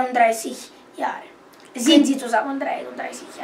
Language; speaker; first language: German; non-native, learner; Romanian